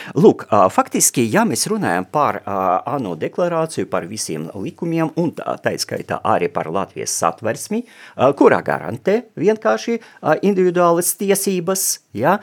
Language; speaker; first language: Latvian; non-native, local second language; Russian